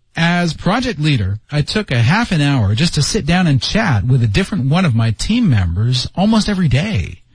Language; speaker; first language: English; native; English